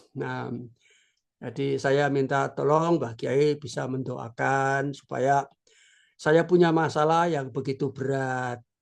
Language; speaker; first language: Indonesian; non-native, local second language; Javanese